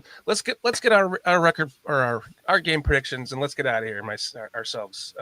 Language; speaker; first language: English; native; English